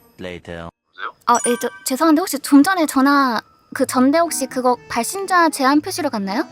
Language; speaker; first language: Korean; native; Korean